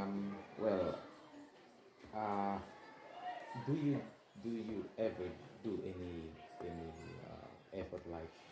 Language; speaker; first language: English; non-native, learner; Indonesian